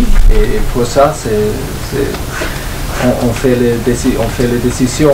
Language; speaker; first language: French; non-native, fluent; German